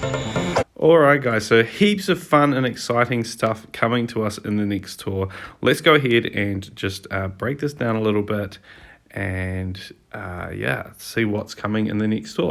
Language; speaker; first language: English; native; English